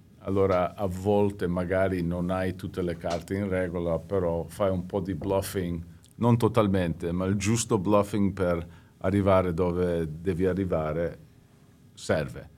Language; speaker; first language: Italian; early bilingual, heritage; English